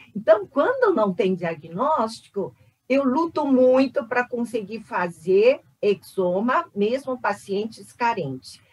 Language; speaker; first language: Portuguese; early bilingual, other home language; Korean